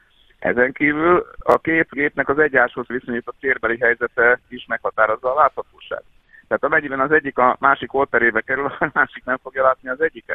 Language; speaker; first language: Hungarian; native; Hungarian